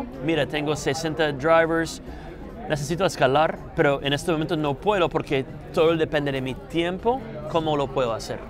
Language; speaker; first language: Spanish; non-native, fluent; English